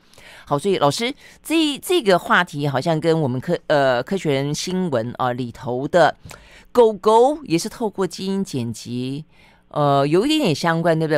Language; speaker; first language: Chinese; native; Chinese